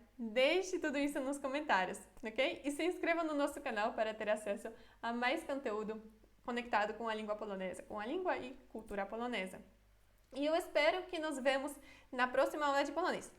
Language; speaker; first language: Portuguese; non-native, fluent; Polish